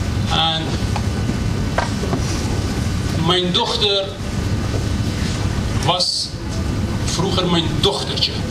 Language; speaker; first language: Dutch; non-native, fluent; Persian